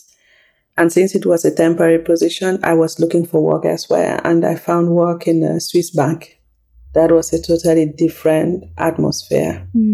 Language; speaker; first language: English; non-native, local second language; French